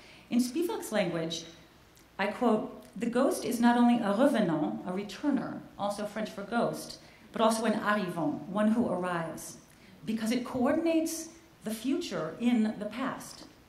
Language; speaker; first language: English; native; English